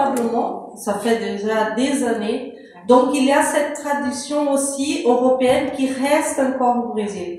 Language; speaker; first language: French; non-native, fluent; Portuguese